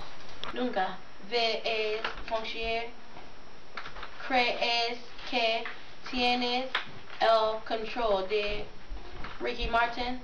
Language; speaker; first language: Spanish; non-native, learner; English